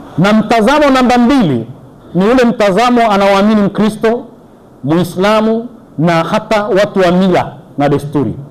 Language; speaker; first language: Swahili; native; Swahili